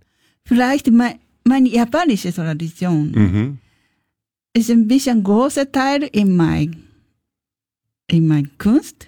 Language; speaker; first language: German; non-native, learner; Japanese